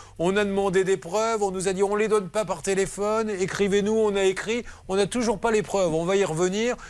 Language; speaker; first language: French; native; French